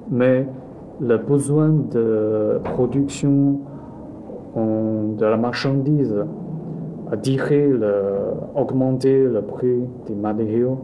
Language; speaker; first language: French; non-native, learner; Chinese